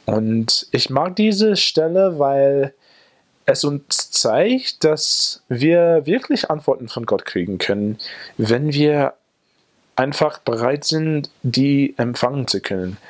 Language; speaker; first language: German; non-native, fluent; English